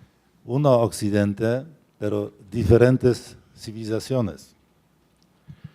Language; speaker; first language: Spanish; non-native, fluent; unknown